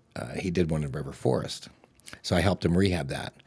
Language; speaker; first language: English; native; English